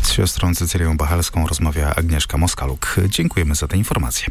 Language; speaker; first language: Polish; native; Polish